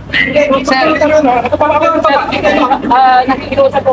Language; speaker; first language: Filipino; native; Filipino